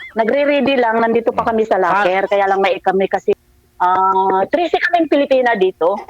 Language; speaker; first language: Filipino; non-native, local second language; Waray